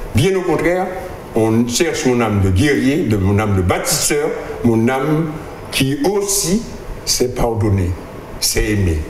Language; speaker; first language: French; native; French